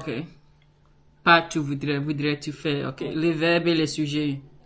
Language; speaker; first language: French; non-native, learner; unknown